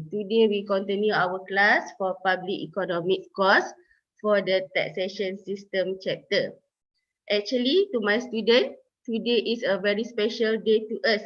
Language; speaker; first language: English; non-native, local second language; Malay